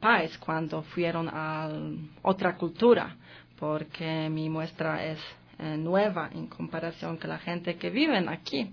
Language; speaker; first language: Spanish; non-native, learner; Polish